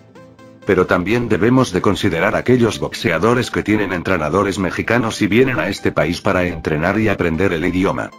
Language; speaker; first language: Spanish; native; Spanish